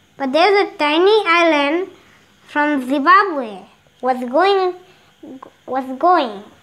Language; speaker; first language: English; non-native, local second language; Bangla